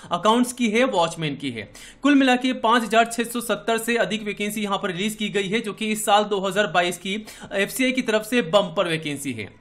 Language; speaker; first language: Hindi; native; Hindi